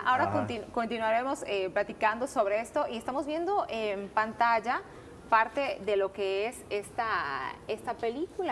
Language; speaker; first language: Spanish; native; Spanish